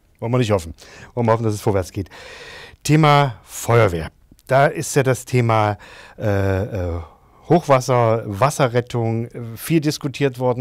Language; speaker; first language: German; native; German